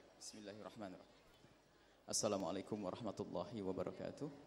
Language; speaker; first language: Indonesian; native; Indonesian